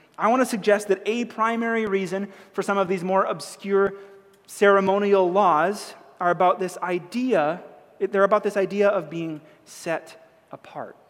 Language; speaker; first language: English; native; English